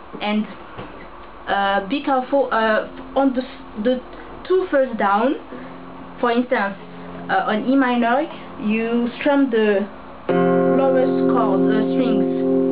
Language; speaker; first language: English; non-native, learner; French